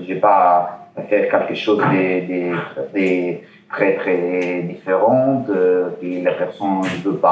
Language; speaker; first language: French; non-native, learner; Italian